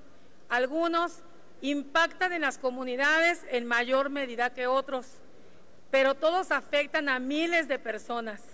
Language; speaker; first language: Spanish; native; Spanish